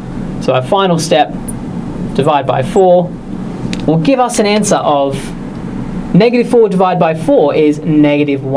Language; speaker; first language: English; native; English